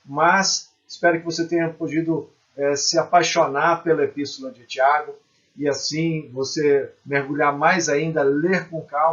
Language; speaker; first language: Portuguese; native; Portuguese